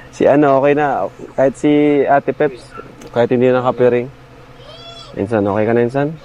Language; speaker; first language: Filipino; non-native, local second language; Iloko